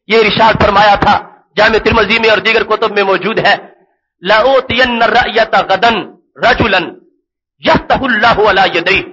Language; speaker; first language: Urdu; native; Urdu